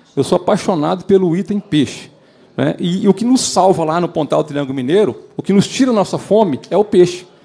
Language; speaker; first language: Portuguese; native; Portuguese